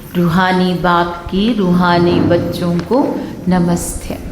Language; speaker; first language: Hindi; non-native, local second language; Kannada